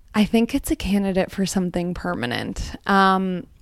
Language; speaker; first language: English; early bilingual, other home language; Gujarati